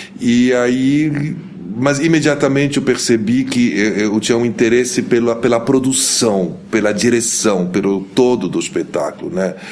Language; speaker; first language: Portuguese; early bilingual, heritage; Portuguese